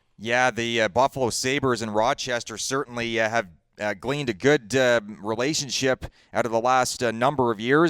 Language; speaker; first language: English; native; English